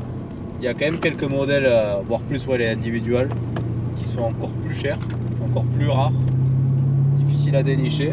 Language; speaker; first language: French; native; French